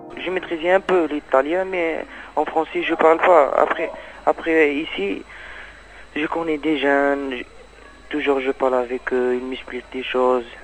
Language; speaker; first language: French; non-native, learner; Arabic